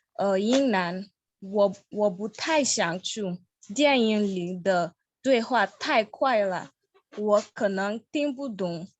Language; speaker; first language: Chinese; non-native, learner; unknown